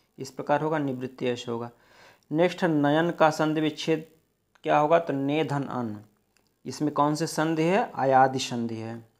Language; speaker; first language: Hindi; native; Hindi